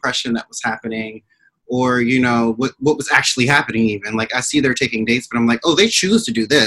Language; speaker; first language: English; native; English